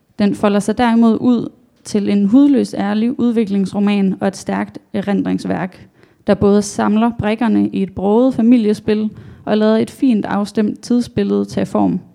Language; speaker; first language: Danish; native; Danish